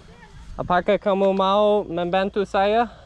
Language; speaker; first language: Indonesian; non-native, learner; English